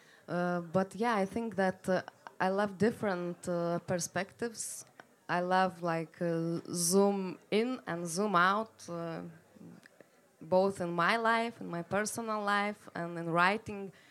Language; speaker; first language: English; non-native, fluent; Lithuanian